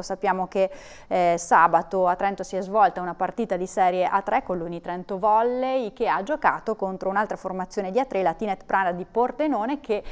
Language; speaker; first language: Italian; native; Italian